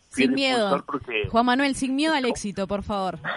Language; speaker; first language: Spanish; native; Spanish